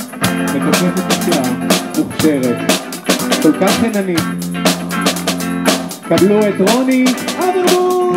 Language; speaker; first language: Hebrew; native; Hebrew